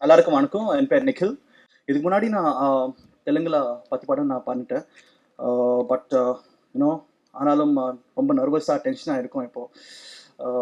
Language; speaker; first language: Tamil; non-native, learner; Telugu